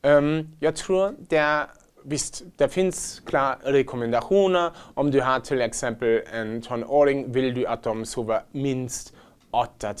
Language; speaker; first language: Swedish; non-native, fluent; German